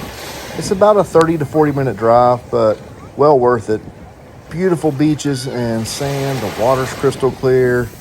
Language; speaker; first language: English; native; English